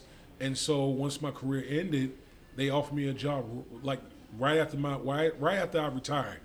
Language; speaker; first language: English; native; English